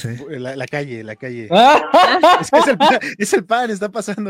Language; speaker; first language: Spanish; native; Spanish